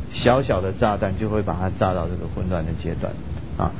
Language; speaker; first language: Chinese; early bilingual, other home language; Min Nan Chinese